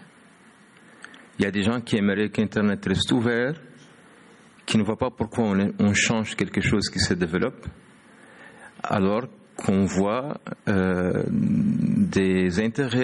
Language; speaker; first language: French; non-native, local second language; Arabic